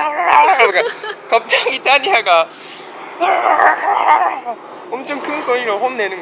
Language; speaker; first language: Korean; non-native, fluent; Japanese